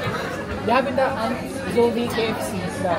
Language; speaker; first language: German; non-native, learner; Filipino